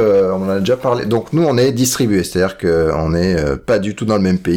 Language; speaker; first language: French; native; French